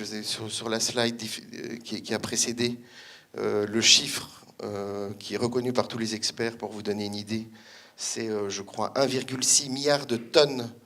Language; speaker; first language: French; native; French